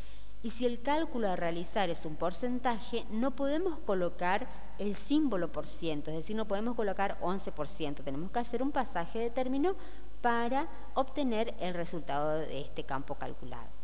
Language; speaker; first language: Spanish; native; Spanish